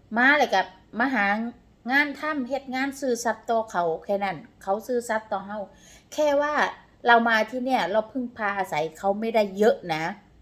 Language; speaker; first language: Thai; non-native, local second language; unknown